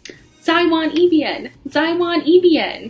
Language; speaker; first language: Chinese; non-native, learner; English